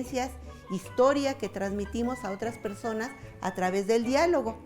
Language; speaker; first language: Spanish; native; Spanish